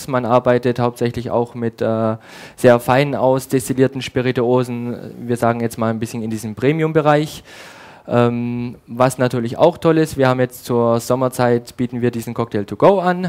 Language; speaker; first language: German; native; German